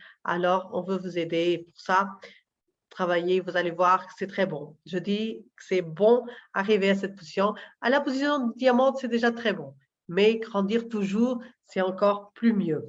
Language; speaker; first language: French; non-native, learner; Portuguese